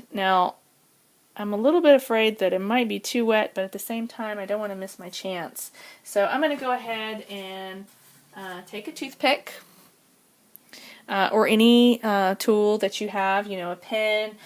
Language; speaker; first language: English; native; English